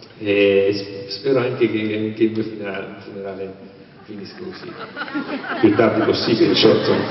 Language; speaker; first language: Italian; native; Italian